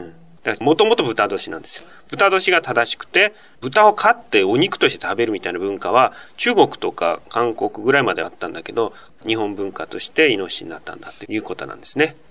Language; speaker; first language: Japanese; native; Japanese